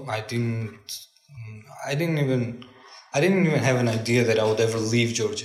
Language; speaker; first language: English; non-native, fluent; Georgian